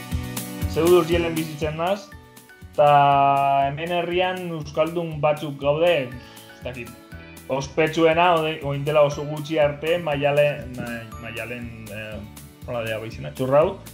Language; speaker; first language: Basque; non-native, local second language; Spanish